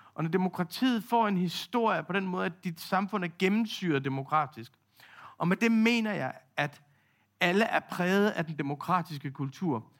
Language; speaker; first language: Danish; native; Danish